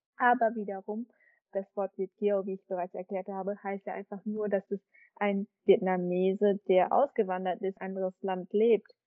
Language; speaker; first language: German; early bilingual, other home language; Vietnamese